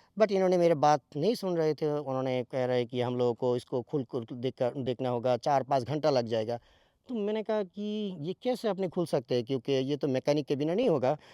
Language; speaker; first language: Urdu; non-native, fluent; Bangla